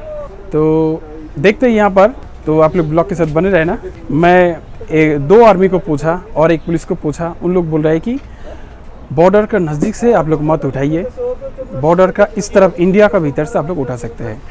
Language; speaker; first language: Hindi; non-native, local second language; Bangla